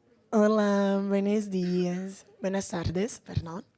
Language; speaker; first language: Spanish; non-native, learner; Portuguese